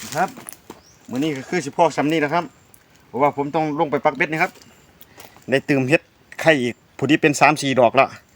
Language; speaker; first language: Thai; native; Thai